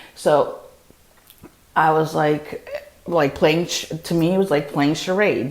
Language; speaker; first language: English; native; English